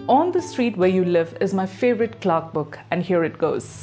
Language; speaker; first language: English; non-native, local second language; Malayalam